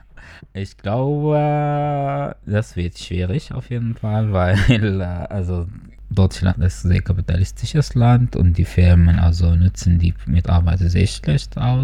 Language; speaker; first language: German; non-native, fluent; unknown